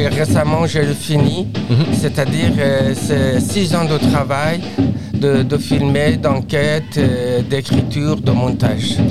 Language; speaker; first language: French; non-native, fluent; Persian